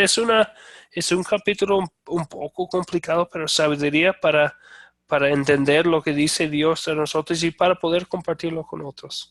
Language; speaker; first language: Spanish; non-native, fluent; English